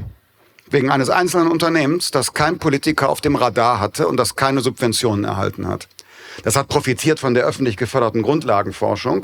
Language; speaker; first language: German; native; German